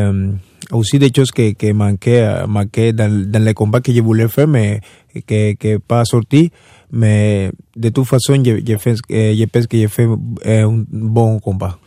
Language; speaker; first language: French; non-native, fluent; Spanish